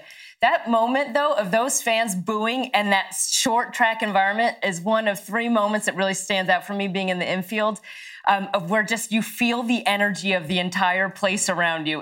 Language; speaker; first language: English; native; English